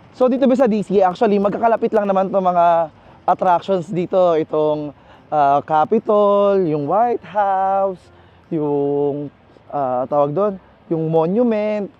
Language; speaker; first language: Filipino; native; Filipino